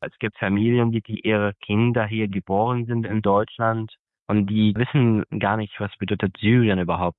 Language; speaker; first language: German; non-native, fluent; Arabic